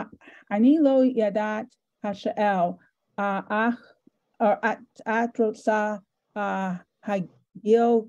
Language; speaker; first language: Hebrew; non-native, learner; English